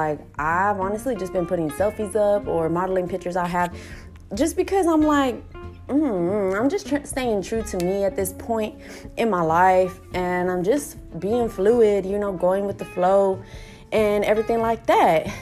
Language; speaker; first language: English; early bilingual, other home language; Spanish